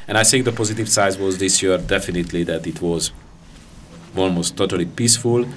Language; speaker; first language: English; non-native, fluent; Hungarian